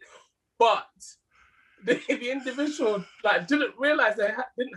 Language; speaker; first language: English; native; English